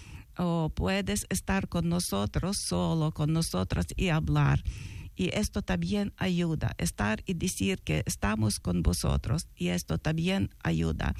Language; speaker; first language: Spanish; non-native, learner; Ukrainian